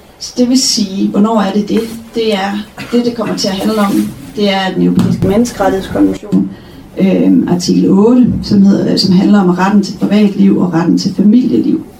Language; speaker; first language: Danish; native; Danish